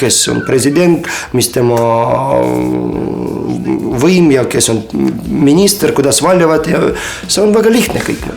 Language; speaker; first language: Estonian; non-native, fluent; Ukrainian